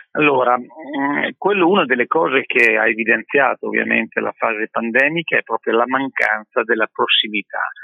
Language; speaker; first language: Italian; native; Italian